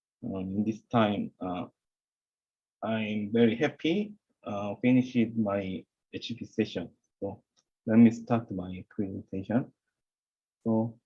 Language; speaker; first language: English; non-native, learner; Korean